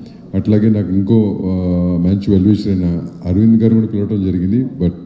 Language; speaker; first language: Telugu; native; Telugu